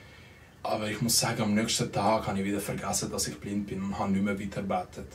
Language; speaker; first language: German; early bilingual, other home language; Spanish